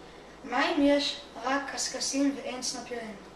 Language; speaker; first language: Hebrew; non-native, learner; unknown